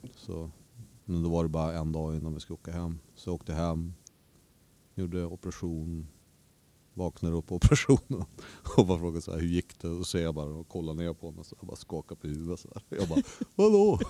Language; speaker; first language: Swedish; native; Swedish